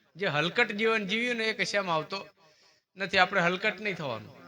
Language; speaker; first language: Gujarati; native; Gujarati